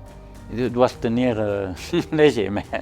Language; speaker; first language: French; non-native, local second language; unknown